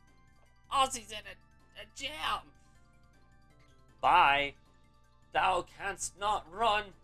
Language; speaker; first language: English; native; English